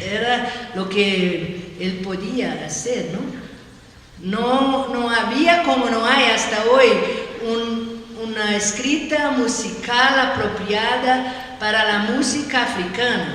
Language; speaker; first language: Spanish; non-native, learner; Portuguese